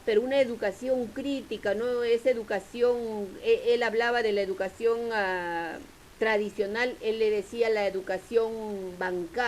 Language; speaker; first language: Spanish; native; Spanish